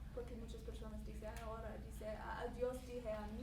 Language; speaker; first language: Spanish; non-native, learner; English